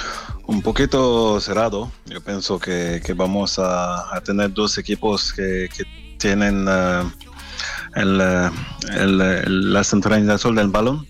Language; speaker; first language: Spanish; non-native, fluent; French